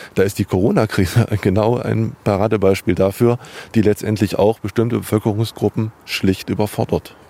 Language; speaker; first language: German; native; German